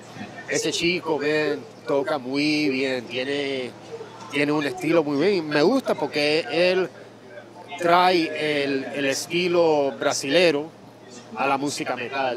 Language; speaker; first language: Spanish; early bilingual, heritage; Spanish